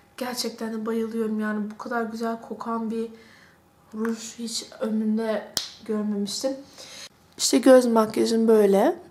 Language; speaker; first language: Turkish; early bilingual, heritage; Turkish